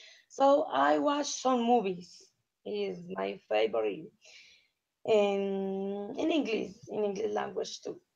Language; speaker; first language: English; non-native, learner; Spanish